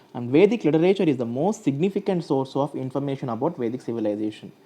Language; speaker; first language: English; non-native, local second language; Telugu